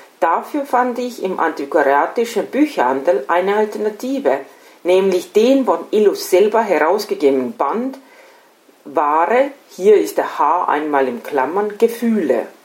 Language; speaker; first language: German; non-native, fluent; Estonian